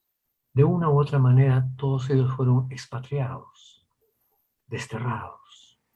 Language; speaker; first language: Spanish; native; Spanish